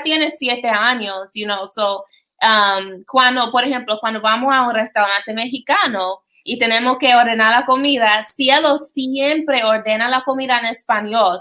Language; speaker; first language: Spanish; non-native, fluent; English